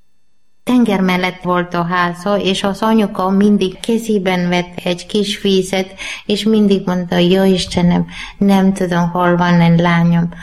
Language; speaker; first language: Hungarian; non-native, learner; Malayalam